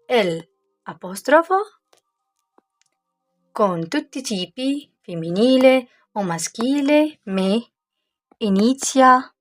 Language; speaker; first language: Italian; non-native, learner; Arabic